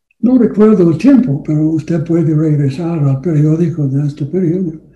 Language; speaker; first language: Spanish; non-native, learner; English